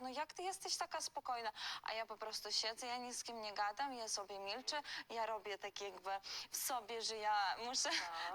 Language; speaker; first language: Polish; non-native, fluent; Ukrainian